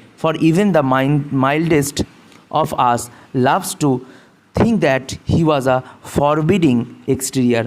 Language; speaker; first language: English; non-native, local second language; Bangla